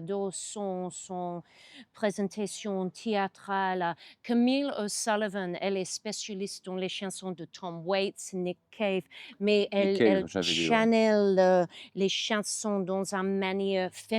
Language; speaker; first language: French; non-native, learner; English